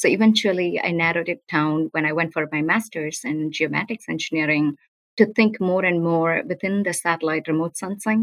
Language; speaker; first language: English; non-native, local second language; Tamil